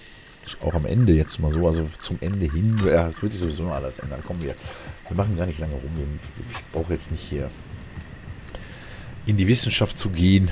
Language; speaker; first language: German; native; German